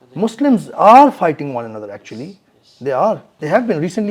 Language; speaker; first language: English; non-native, local second language; Urdu